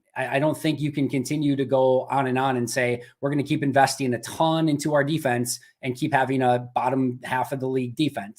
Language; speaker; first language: English; native; English